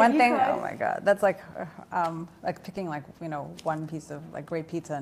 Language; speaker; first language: English; native; English